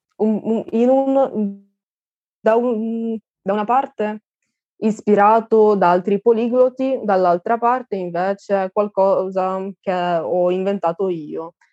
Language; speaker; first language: Italian; non-native, fluent; Russian